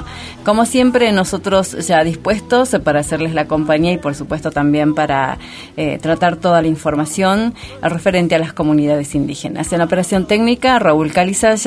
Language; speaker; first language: Spanish; native; Spanish